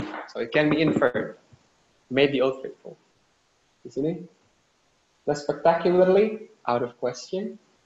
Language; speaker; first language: English; non-native, fluent; Indonesian